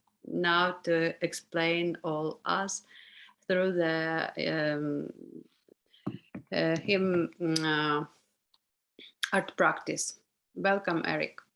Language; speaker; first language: English; non-native, learner; Ukrainian